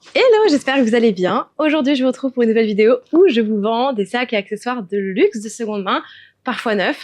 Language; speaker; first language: French; native; French